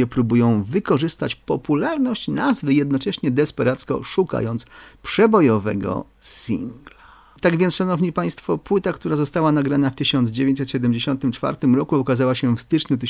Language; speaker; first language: Polish; native; Polish